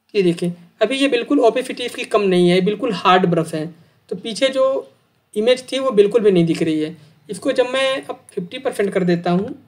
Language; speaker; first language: Hindi; native; Hindi